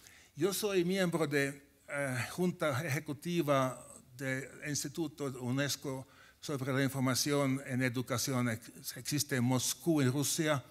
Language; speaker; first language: Spanish; non-native, fluent; Finnish